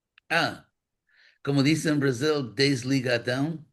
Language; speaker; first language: Spanish; non-native, fluent; English